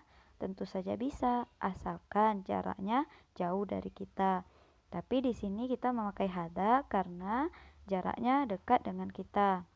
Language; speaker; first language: Indonesian; native; Indonesian